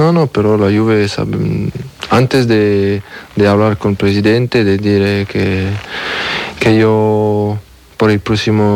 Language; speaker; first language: Spanish; non-native, learner; French